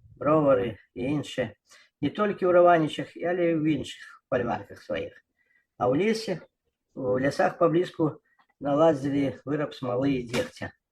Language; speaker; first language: Belarusian; non-native, local second language; Russian